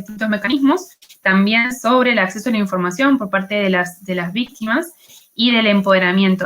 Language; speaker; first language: Spanish; native; Spanish